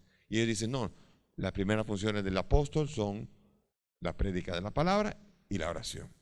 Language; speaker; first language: Spanish; native; Spanish